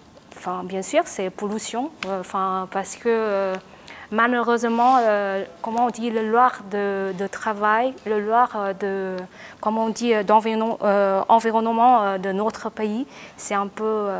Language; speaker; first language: French; non-native, learner; Vietnamese